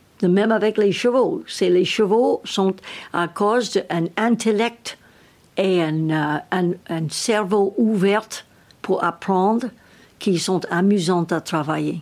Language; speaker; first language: French; non-native, learner; English